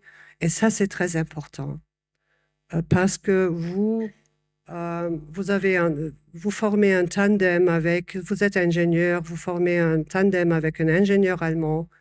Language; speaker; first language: French; non-native, fluent; German